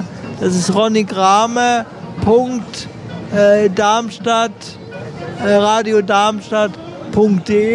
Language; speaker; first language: German; native; German